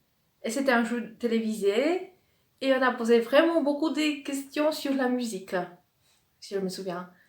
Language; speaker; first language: French; non-native, fluent; Polish